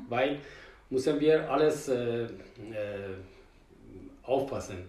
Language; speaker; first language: German; non-native, fluent; Persian